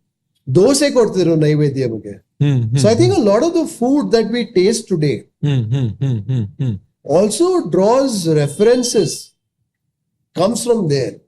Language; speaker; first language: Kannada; non-native, local second language; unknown